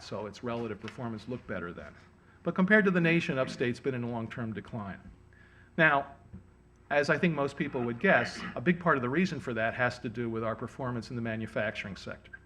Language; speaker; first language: English; native; English